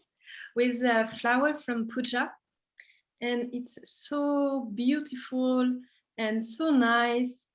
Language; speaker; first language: English; non-native, learner; French